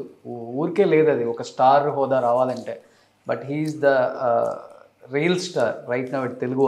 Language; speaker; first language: Telugu; native; Telugu